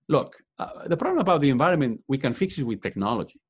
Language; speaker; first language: English; non-native, fluent; Spanish